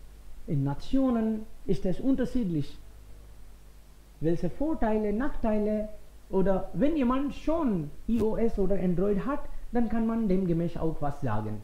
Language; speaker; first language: German; non-native, fluent; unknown